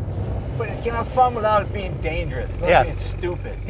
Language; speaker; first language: English; native; English